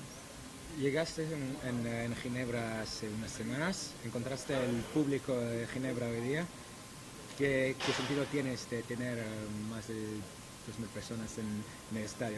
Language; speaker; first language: Spanish; non-native, learner; French